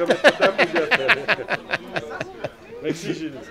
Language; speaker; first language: French; native; French